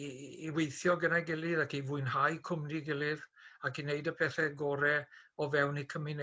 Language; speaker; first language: Welsh; native; Welsh